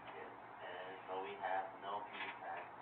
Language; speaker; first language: English; non-native, learner; Chinese